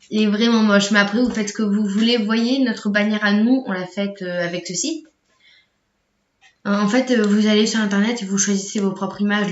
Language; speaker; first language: French; native; French